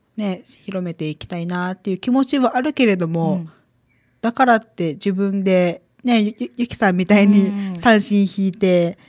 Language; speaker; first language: Japanese; native; Japanese